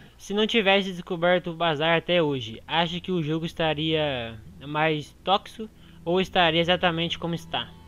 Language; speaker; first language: Portuguese; native; Portuguese